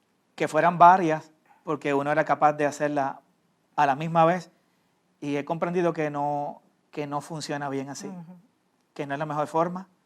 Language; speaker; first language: Spanish; native; Spanish